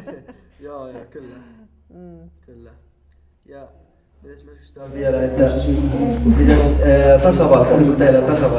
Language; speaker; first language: Finnish; non-native, learner; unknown